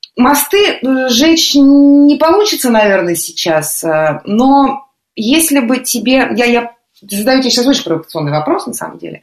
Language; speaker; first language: Russian; native; Russian